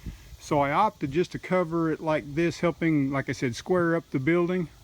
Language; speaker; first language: English; native; English